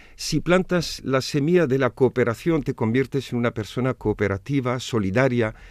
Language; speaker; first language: Spanish; non-native, fluent; Arabic